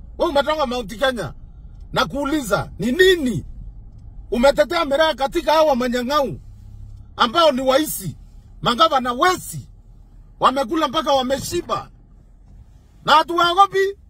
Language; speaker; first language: Swahili; non-native, local second language; Meru